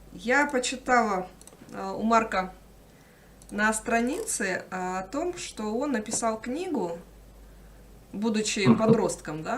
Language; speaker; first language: Russian; native; Russian